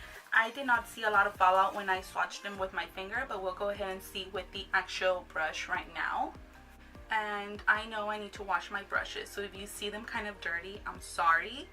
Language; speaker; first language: English; native; English